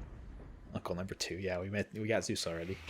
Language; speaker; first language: English; native; English